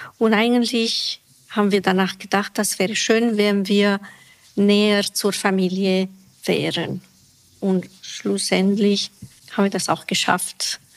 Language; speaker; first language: German; non-native, fluent; Romanian